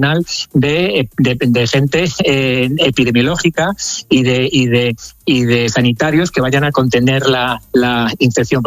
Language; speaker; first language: Spanish; native; Spanish